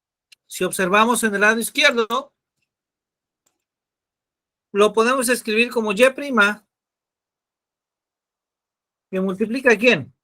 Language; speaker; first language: Spanish; native; Spanish